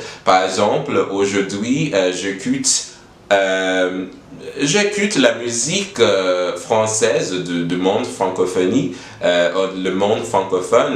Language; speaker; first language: French; non-native, learner; English